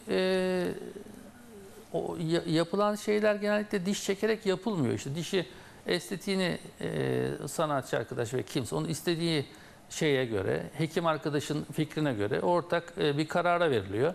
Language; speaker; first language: Turkish; native; Turkish